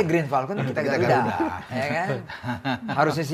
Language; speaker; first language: Indonesian; native; Indonesian